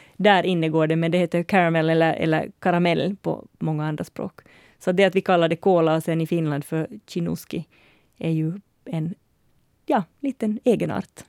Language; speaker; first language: Swedish; native; Swedish